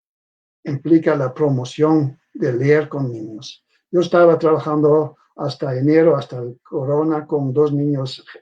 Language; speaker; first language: Spanish; non-native, fluent; Dutch